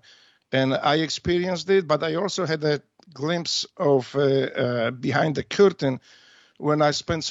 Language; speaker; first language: English; non-native, fluent; Polish